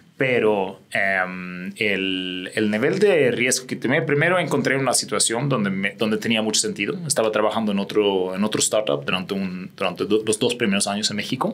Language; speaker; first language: Spanish; non-native, fluent; Swedish